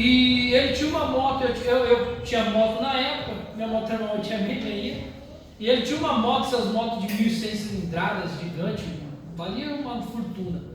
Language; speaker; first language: Portuguese; native; Portuguese